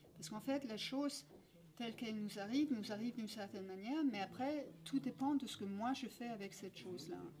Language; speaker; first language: French; non-native, fluent; Danish